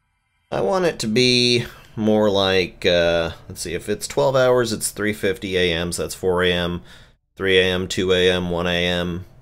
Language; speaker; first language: English; native; English